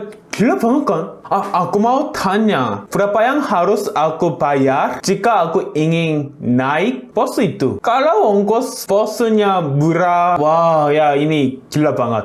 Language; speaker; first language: Indonesian; non-native, learner; Korean